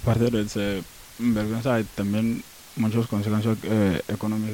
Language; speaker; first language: Spanish; non-native, learner; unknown